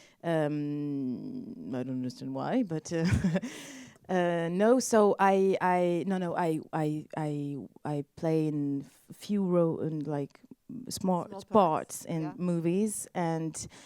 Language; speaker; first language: English; non-native, learner; French